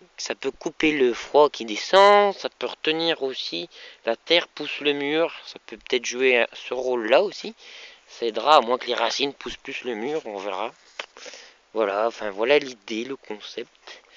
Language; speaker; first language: French; native; French